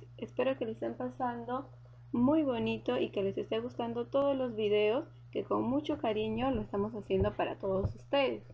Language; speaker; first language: Spanish; native; Spanish